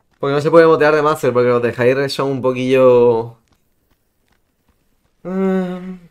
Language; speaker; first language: Spanish; native; Spanish